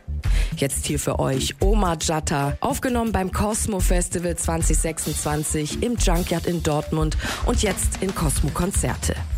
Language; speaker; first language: German; native; German